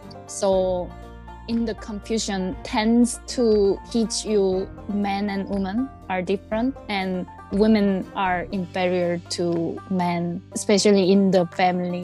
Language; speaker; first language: English; non-native, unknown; Korean